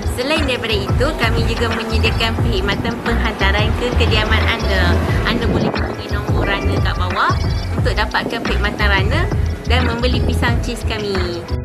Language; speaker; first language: Malay; native; Malay